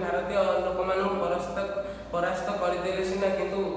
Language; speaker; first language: Hindi; non-native, local second language; Odia